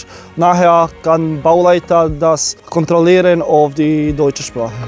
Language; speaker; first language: German; non-native, learner; Serbian